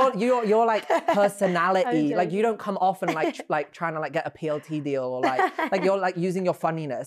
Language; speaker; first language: English; native; English